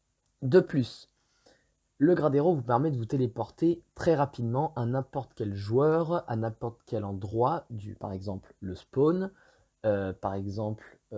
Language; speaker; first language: French; native; French